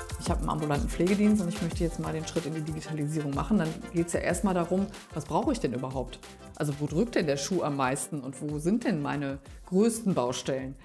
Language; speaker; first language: German; native; German